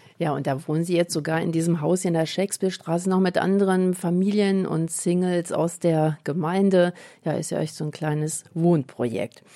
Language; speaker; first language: German; native; German